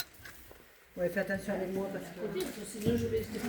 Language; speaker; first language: French; native; French